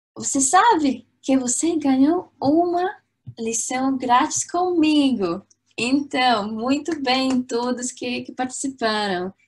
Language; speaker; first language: Portuguese; non-native, fluent; English